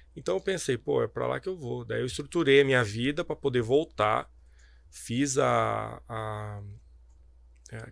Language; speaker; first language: Portuguese; native; Portuguese